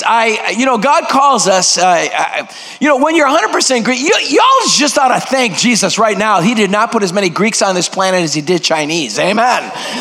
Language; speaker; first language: English; non-native, fluent; Greek